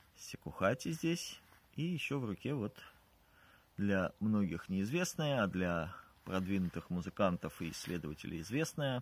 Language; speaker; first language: Russian; native; Russian